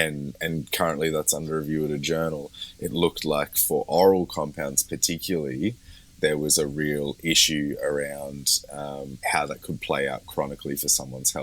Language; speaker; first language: English; native; English